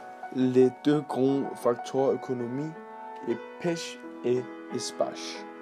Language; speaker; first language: French; non-native, learner; Danish